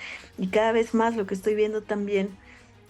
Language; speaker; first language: Spanish; native; Spanish